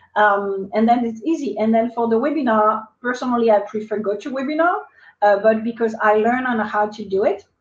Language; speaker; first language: English; non-native, fluent; French